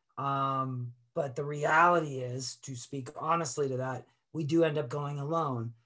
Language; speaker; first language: English; native; English